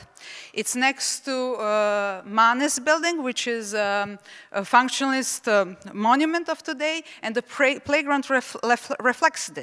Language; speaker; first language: English; non-native, fluent; Czech